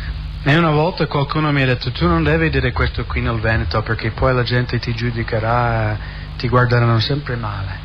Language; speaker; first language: Italian; non-native, fluent; English